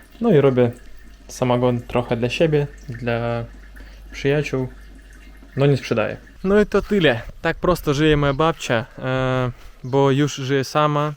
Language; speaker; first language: Polish; non-native, learner; Russian